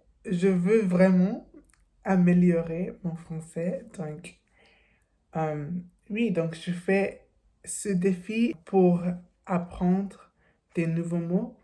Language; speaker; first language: French; non-native, learner; English